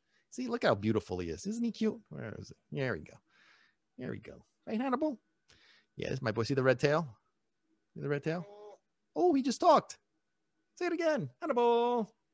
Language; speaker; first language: English; early bilingual, other home language; Italian